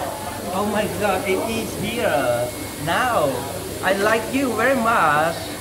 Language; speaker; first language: English; non-native, fluent; Vietnamese